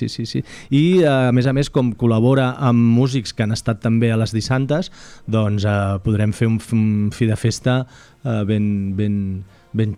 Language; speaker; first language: Catalan; native; Catalan